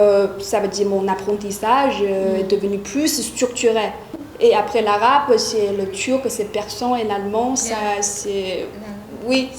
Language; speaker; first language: French; non-native, fluent; Chinese